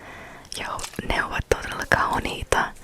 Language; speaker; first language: Finnish; non-native, fluent; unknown